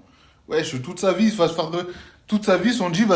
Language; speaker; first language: French; native; French